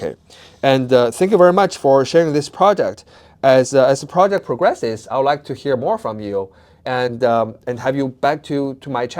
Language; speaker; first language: English; non-native, fluent; Chinese